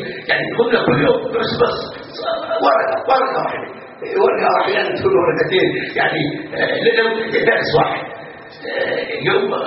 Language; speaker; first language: Arabic; native; Arabic